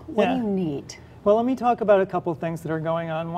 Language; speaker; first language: English; native; English